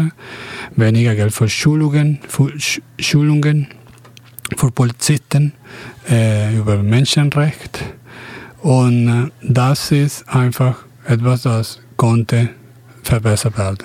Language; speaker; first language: German; non-native, fluent; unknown